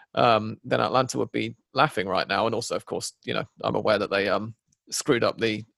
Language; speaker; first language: English; native; English